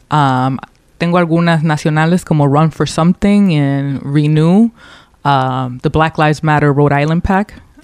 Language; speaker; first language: Spanish; early bilingual, heritage; Spanish